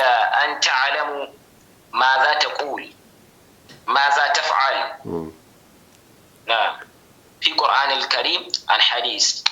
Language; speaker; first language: Arabic; non-native, learner; Hausa